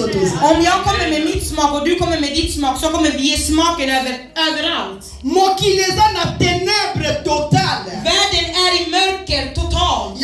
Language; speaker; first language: Swedish; non-native, learner; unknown